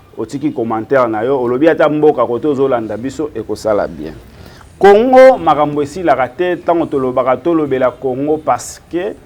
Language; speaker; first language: Lingala; native; Lingala